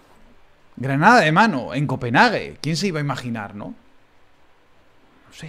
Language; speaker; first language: Spanish; native; Spanish